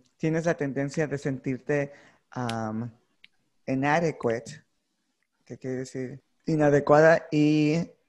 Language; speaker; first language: Spanish; early bilingual, heritage; Spanish